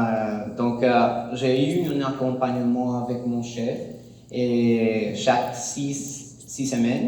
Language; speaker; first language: French; non-native, learner; Spanish